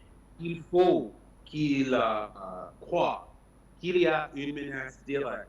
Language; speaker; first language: French; non-native, fluent; English